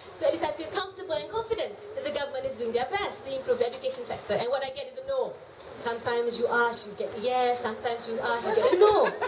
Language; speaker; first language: English; non-native, local second language; Malay